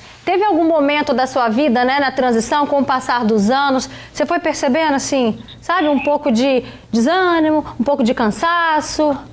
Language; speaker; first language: Portuguese; native; Portuguese